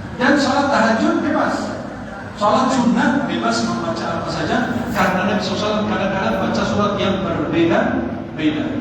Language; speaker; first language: Indonesian; non-native, fluent; Arabic